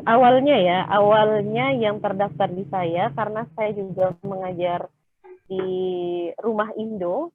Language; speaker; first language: Indonesian; native; Indonesian